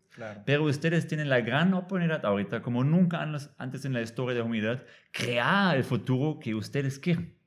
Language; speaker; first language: Spanish; non-native, fluent; German